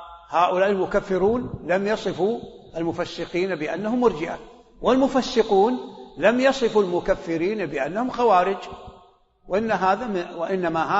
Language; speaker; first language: Arabic; native; Arabic